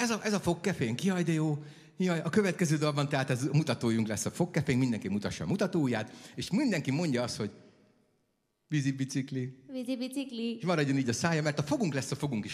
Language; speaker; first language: Hungarian; native; Hungarian